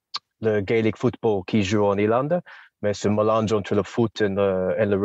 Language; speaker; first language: French; non-native, fluent; English